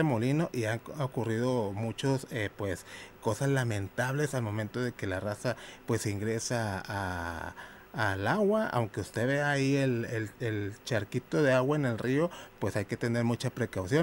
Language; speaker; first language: Spanish; native; Spanish